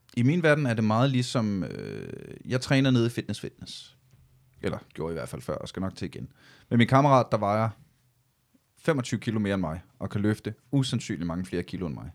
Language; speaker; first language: Danish; native; Danish